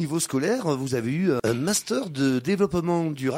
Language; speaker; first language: French; native; French